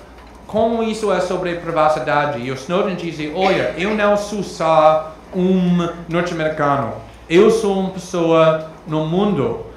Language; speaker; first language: Portuguese; non-native, fluent; English